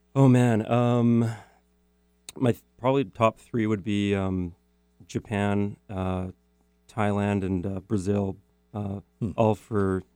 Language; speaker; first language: English; native; English